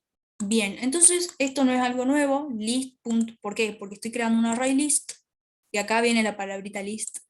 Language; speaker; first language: Spanish; native; Spanish